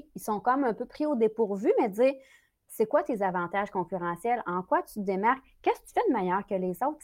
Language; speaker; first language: French; native; French